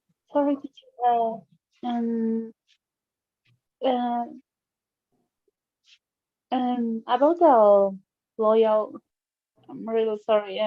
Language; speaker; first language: English; non-native, learner; Spanish